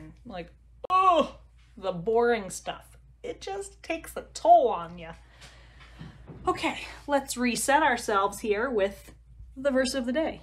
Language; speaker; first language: English; native; English